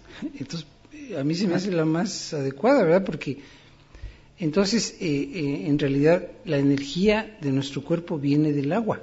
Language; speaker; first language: Spanish; native; Spanish